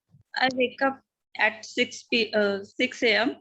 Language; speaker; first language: English; non-native, learner; Hindi